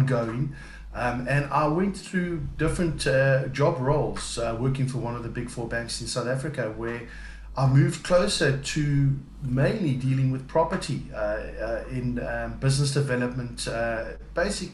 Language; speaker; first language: English; native; English